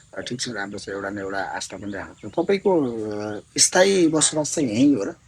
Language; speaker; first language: Nepali; native; Nepali